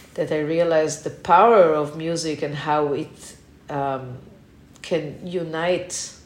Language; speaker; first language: English; non-native, fluent; Hebrew